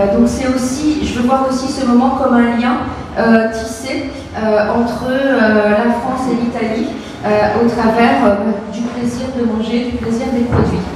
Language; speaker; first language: French; native; French